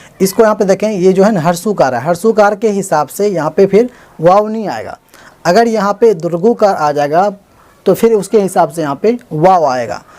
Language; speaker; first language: Hindi; native; Hindi